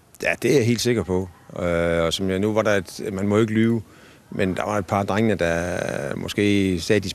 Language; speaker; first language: Danish; native; Danish